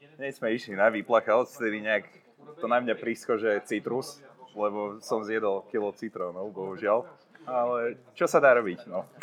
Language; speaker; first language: Slovak; non-native, local second language; Hungarian